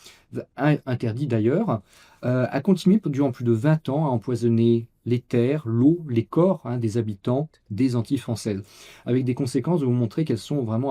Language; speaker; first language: French; native; French